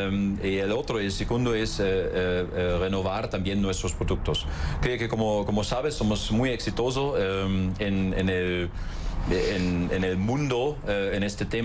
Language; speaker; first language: Spanish; non-native, fluent; German